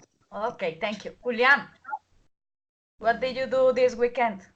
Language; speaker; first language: English; non-native, learner; Spanish